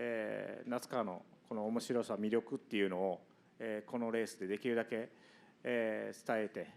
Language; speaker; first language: Japanese; native; Japanese